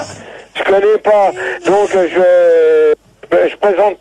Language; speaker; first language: French; native; French